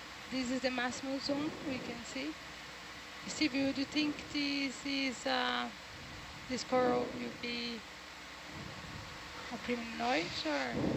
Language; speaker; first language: English; non-native, fluent; Portuguese